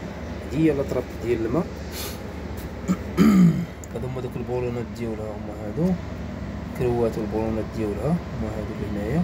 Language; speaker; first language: Arabic; native; Arabic